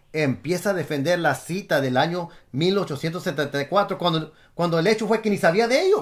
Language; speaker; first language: Spanish; early bilingual, other home language; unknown